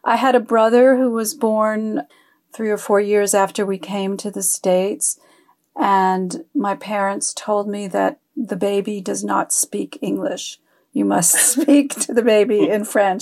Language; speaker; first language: English; early bilingual, other home language; French